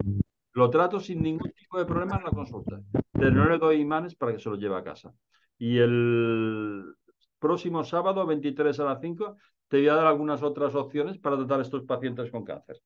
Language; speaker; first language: Spanish; native; Spanish